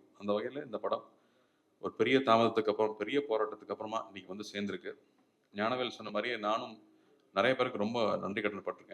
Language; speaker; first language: Tamil; native; Tamil